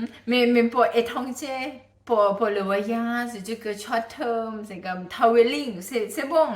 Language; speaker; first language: French; non-native, learner; Thai